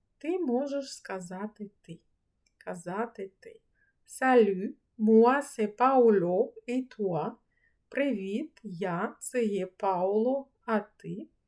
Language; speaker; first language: Ukrainian; native; Ukrainian